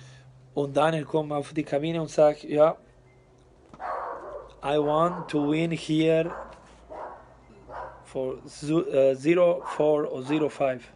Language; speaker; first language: German; non-native, learner; Spanish